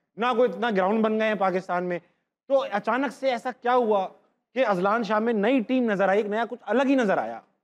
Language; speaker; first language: Urdu; native; Urdu